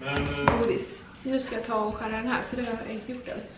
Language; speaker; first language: Swedish; native; Swedish